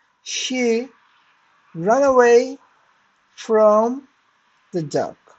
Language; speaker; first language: English; non-native, fluent; Turkish